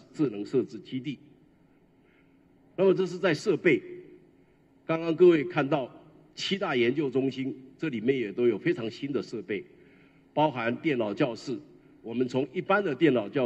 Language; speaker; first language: Chinese; native; Chinese